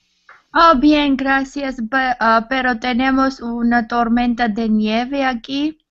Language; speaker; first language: Spanish; non-native, learner; English